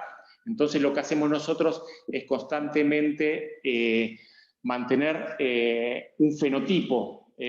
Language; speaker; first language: Spanish; native; Spanish